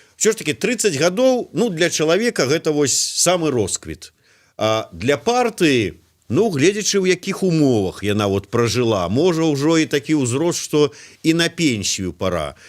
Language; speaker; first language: Belarusian; native; Belarusian